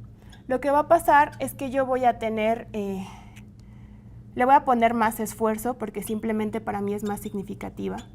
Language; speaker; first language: Spanish; native; Spanish